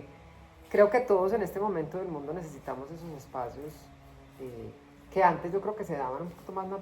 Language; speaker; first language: Spanish; native; Spanish